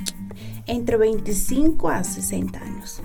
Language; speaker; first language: Spanish; non-native, local second language; Tzeltal